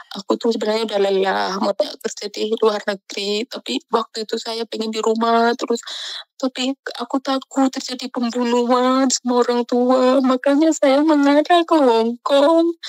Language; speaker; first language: Indonesian; non-native, local second language; Javanese